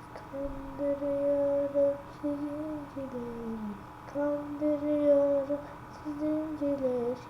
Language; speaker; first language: Turkish; non-native, learner; Azerbaijani